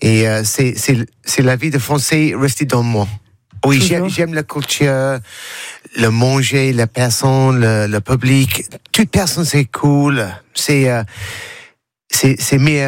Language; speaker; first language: French; non-native, learner; English